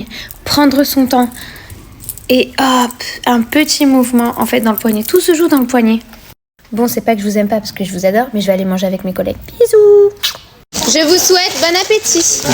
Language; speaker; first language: French; native; French